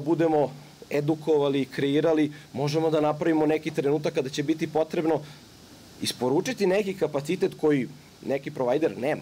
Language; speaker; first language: Serbian; native; Serbian